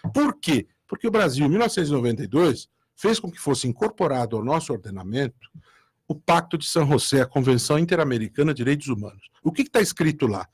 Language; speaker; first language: Portuguese; native; Portuguese